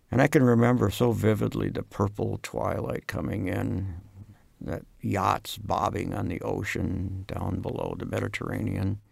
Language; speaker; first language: English; native; English